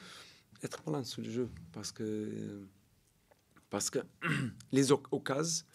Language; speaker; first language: French; non-native, learner; Portuguese